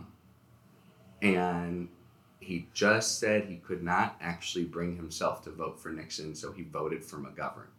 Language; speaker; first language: English; native; English